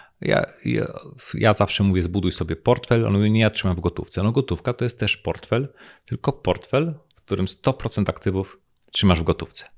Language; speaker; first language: Polish; native; Polish